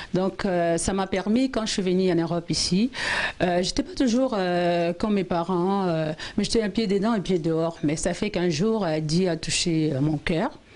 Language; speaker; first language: French; non-native, local second language; Lingala